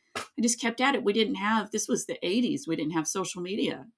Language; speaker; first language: English; native; English